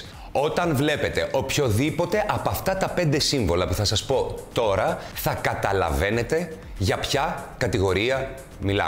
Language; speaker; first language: Greek; native; Greek